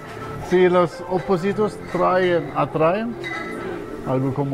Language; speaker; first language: Spanish; non-native, learner; English